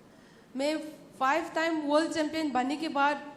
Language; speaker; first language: Hindi; non-native, local second language; Manipuri